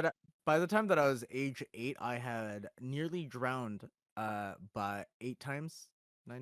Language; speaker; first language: English; native; English